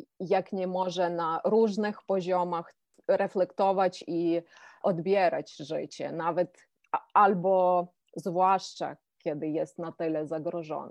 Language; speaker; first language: Polish; non-native, fluent; Ukrainian